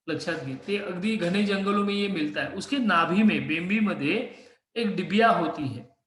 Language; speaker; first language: Hindi; non-native, local second language; Marathi